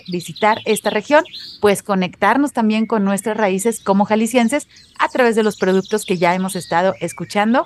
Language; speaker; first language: Spanish; native; Spanish